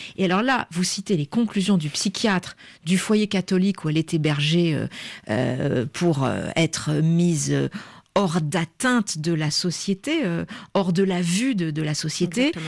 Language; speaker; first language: French; native; French